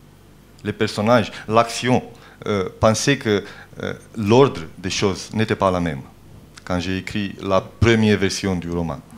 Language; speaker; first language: French; non-native, fluent; Romanian